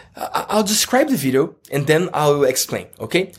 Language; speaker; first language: English; non-native, fluent; Portuguese